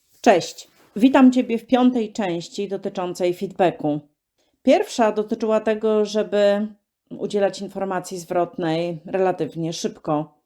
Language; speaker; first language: Polish; native; Polish